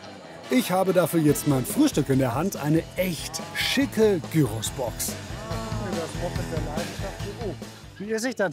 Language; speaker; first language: German; native; German